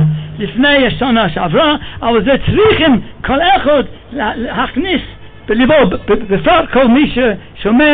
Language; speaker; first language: Hebrew; non-native, fluent; English